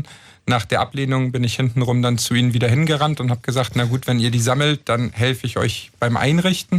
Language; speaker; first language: German; native; German